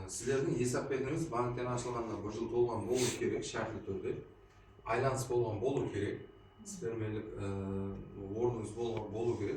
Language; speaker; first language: Uzbek; non-native, local second language; Kara-Kalpak